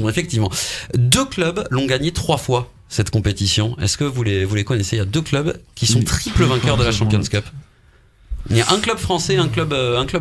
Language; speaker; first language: French; native; French